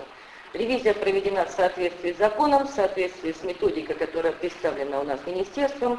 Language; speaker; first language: Russian; native; Russian